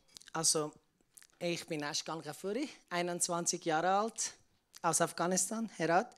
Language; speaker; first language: German; non-native, learner; Persian